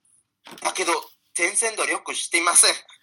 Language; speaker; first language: Japanese; non-native, fluent; Spanish